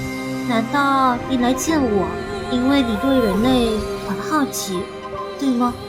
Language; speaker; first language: Chinese; native; Chinese